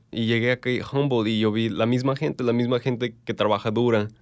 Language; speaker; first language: Spanish; early bilingual, other home language; English